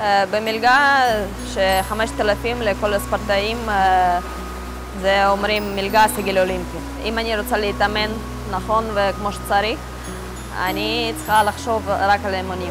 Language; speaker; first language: Hebrew; non-native, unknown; Russian